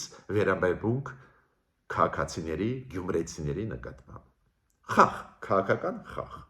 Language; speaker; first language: Armenian; native; Armenian